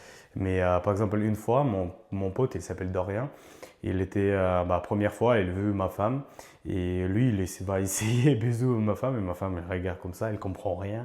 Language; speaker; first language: French; non-native, learner; Ukrainian